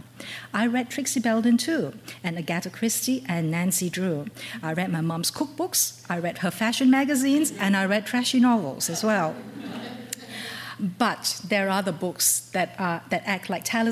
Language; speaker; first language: English; non-native, local second language; Cantonese